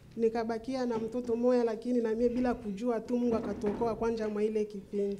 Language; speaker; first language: Swahili; native; Swahili